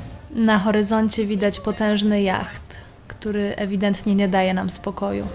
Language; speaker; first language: Polish; native; Polish